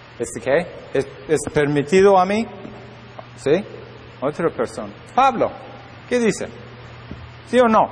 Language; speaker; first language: Spanish; non-native, learner; English